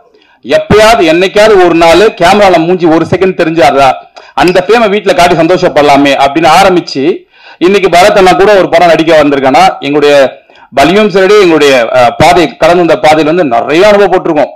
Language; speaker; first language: Tamil; native; Tamil